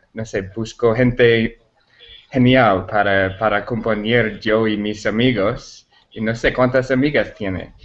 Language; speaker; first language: Spanish; non-native, learner; English